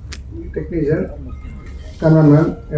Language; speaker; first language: Tamil; native; Tamil